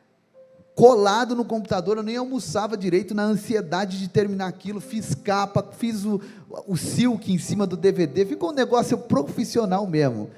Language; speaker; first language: Portuguese; native; Portuguese